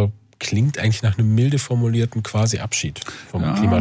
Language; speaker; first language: German; native; German